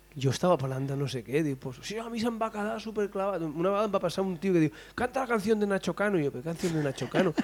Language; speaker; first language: Catalan; non-native, local second language; Spanish